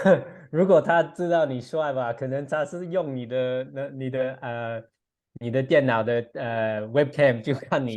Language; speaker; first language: Chinese; non-native, fluent; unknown